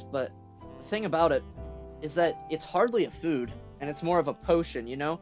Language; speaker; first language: English; native; English